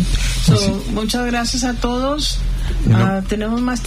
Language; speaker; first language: Spanish; early bilingual, heritage; Spanish